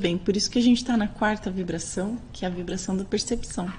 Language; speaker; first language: Portuguese; native; Portuguese